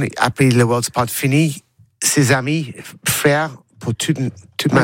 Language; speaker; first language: French; non-native, learner; English